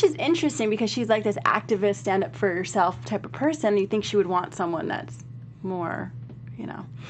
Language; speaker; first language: English; native; English